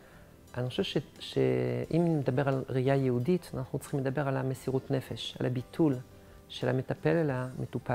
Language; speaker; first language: Hebrew; non-native, fluent; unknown